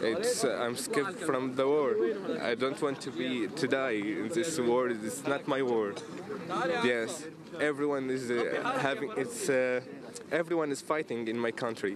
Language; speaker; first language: English; non-native, fluent; Arabic